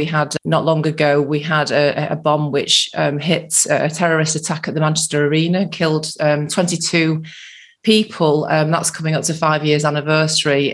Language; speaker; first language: English; native; English